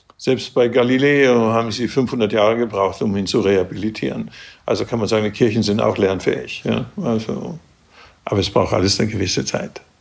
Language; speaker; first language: German; native; German